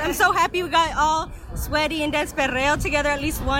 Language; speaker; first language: English; early bilingual, other home language; Spanish